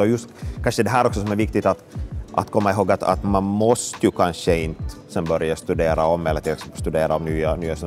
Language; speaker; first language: Swedish; native; Swedish